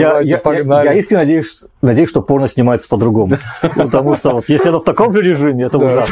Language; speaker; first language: Russian; native; Russian